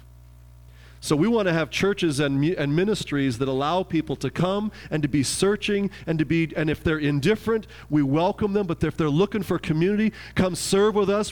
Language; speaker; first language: English; native; English